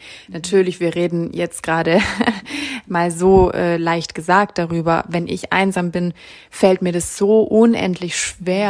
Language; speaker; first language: German; native; German